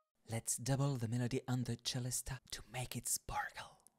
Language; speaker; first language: English; non-native, fluent; French